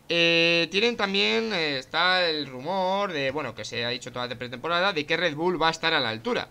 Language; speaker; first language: Spanish; native; Spanish